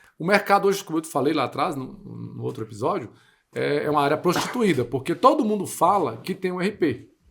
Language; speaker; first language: Portuguese; native; Portuguese